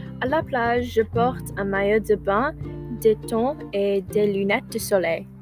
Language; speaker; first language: French; non-native, learner; English